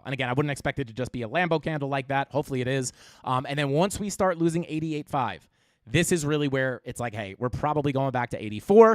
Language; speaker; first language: English; native; English